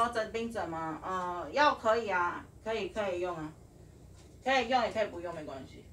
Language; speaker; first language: Chinese; native; Chinese